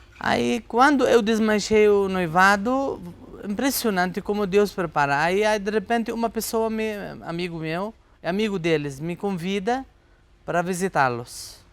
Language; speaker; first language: Portuguese; non-native, fluent; Arabic